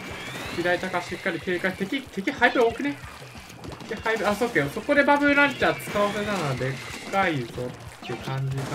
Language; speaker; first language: Japanese; native; Japanese